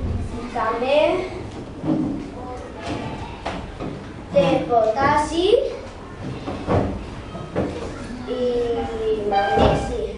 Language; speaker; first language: Catalan; non-native, local second language; Spanish